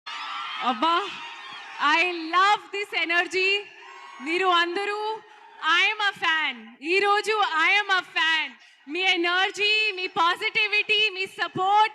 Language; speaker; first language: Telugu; non-native, learner; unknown